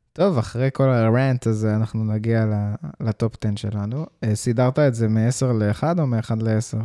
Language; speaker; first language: Hebrew; early bilingual, heritage; Hebrew